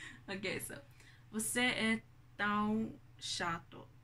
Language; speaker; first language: Portuguese; non-native, learner; Norwegian